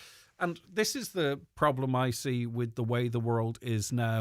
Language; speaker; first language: English; native; English